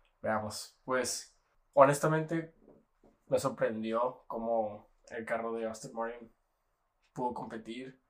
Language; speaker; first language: Spanish; native; Spanish